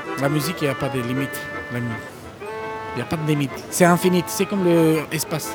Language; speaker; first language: French; non-native, learner; Romanian